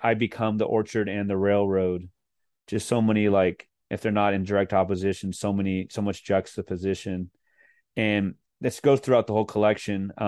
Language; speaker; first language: English; native; English